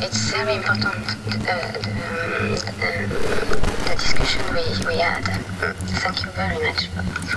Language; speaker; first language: English; non-native, fluent; French